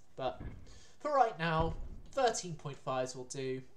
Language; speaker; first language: English; native; English